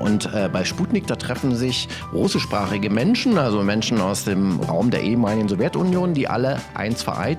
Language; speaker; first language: German; native; German